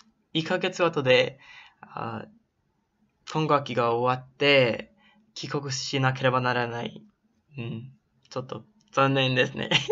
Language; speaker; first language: Japanese; non-native, learner; English